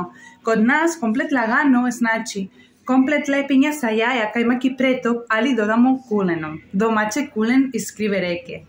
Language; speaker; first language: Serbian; non-native, learner; Spanish